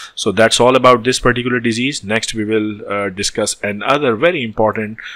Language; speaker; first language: English; non-native, local second language; Hindi